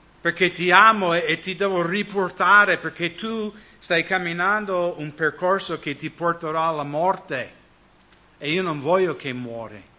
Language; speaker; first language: Italian; non-native, fluent; English